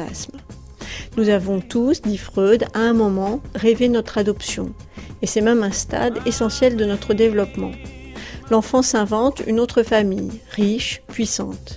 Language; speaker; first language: French; native; French